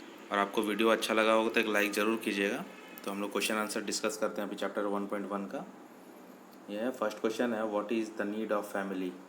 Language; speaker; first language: Hindi; native; Hindi